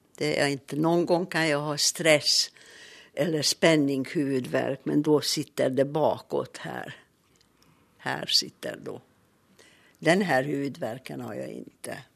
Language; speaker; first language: Swedish; native; Swedish